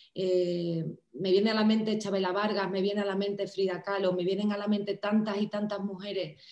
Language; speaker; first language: Spanish; native; Spanish